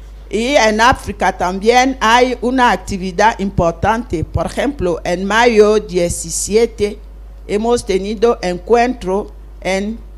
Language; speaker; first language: Spanish; non-native, fluent; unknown